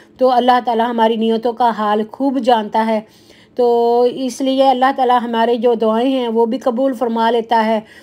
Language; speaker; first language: Urdu; non-native, local second language; Punjabi